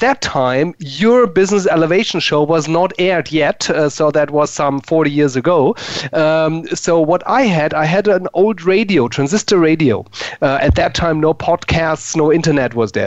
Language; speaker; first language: English; non-native, fluent; German